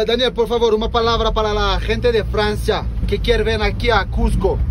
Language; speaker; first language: Spanish; non-native, learner; French